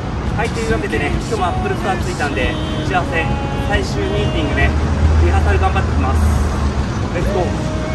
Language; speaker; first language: Japanese; native; Japanese